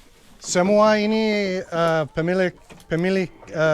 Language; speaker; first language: Indonesian; non-native, learner; English